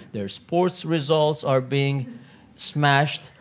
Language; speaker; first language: English; non-native, fluent; Italian